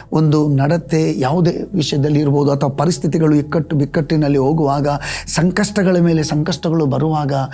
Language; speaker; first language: Kannada; native; Kannada